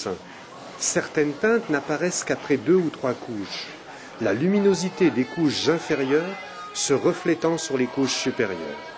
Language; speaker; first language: French; native; French